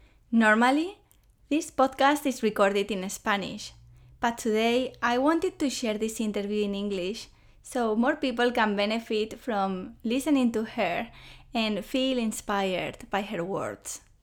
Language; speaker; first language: English; non-native, fluent; Spanish